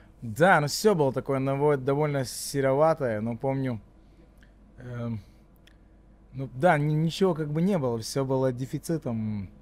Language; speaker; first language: Russian; non-native, local second language; Latvian